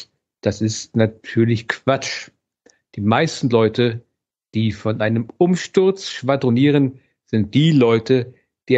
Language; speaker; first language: German; native; German